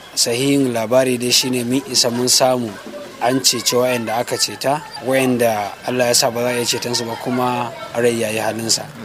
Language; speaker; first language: Hausa; native; Hausa